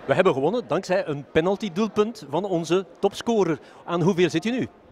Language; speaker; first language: Dutch; native; Dutch